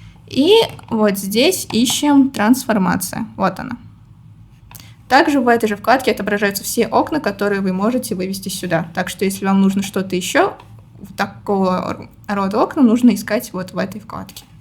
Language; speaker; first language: Russian; native; Russian